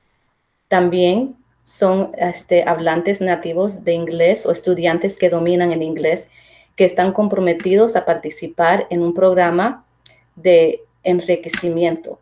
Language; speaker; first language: Spanish; early bilingual, heritage; Spanish